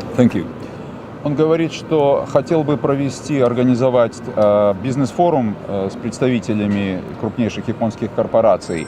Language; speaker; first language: Russian; native; Russian